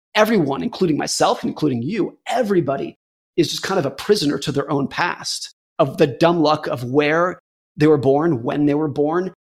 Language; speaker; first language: English; native; English